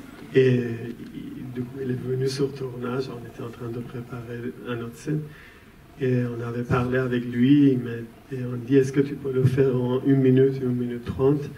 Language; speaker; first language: French; non-native, fluent; Persian